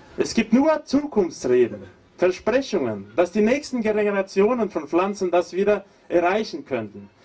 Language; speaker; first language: German; non-native, fluent; Portuguese